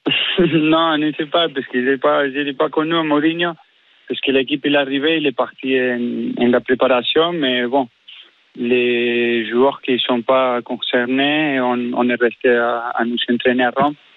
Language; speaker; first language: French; non-native, fluent; Spanish